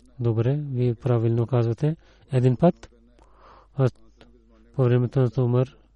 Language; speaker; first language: Bulgarian; non-native, learner; Urdu